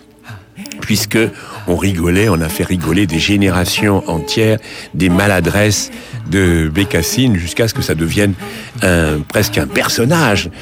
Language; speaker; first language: French; native; French